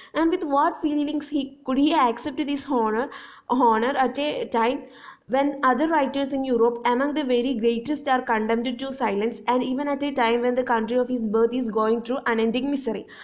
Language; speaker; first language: English; non-native, local second language; Malayalam